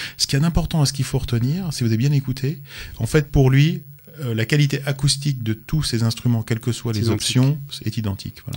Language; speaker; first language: French; native; French